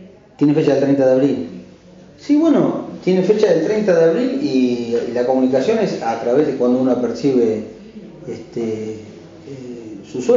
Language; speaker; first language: Spanish; native; Spanish